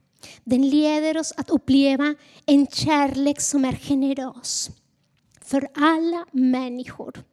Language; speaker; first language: Swedish; non-native, fluent; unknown